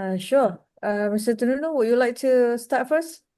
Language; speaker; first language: English; non-native, local second language; Malay